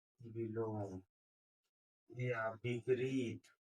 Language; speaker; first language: Hindi; native; Hindi